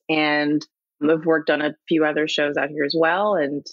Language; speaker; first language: English; native; English